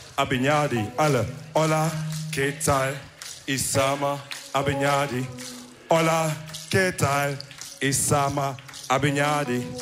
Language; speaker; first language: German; early bilingual, other home language; Wolof